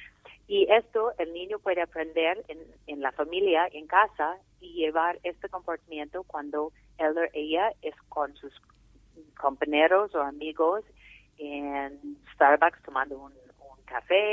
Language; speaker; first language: Spanish; non-native, fluent; English